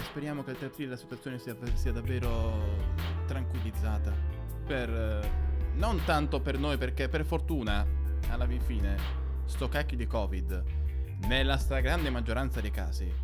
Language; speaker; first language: Italian; native; Italian